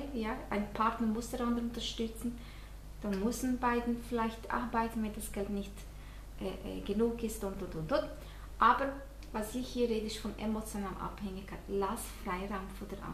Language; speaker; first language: German; non-native, fluent; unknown